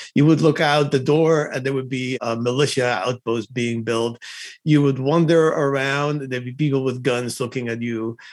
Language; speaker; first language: English; early bilingual, other home language; Spanish